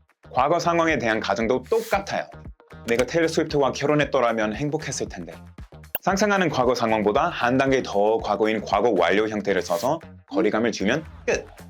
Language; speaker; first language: Korean; native; Korean